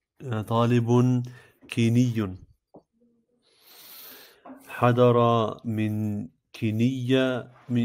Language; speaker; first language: Arabic; non-native, learner; German